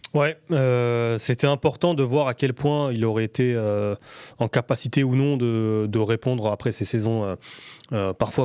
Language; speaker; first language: French; native; French